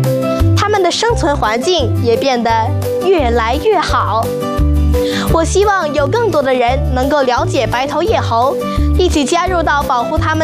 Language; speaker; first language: Chinese; native; Chinese